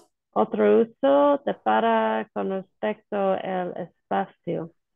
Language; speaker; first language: Spanish; non-native, learner; English